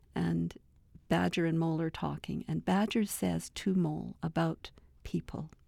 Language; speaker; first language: English; native; English